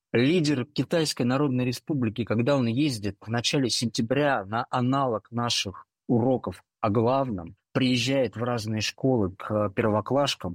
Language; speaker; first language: Russian; native; Russian